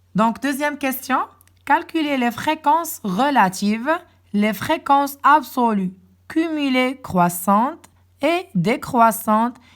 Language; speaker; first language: French; non-native, local second language; Arabic